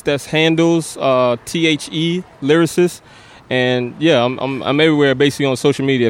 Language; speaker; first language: English; native; English